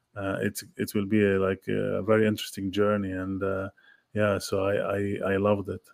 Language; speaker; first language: English; non-native, fluent; Arabic